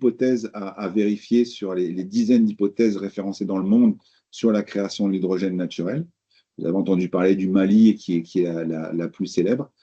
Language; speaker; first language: French; native; French